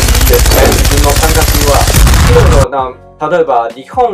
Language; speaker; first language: Japanese; non-native, learner; Chinese